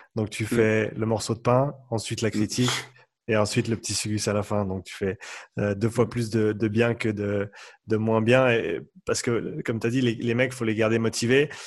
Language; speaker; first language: French; native; French